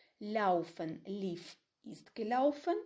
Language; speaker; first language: German; non-native, fluent; Ukrainian